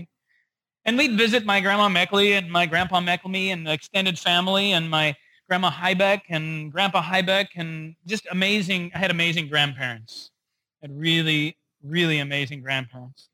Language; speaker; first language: English; native; English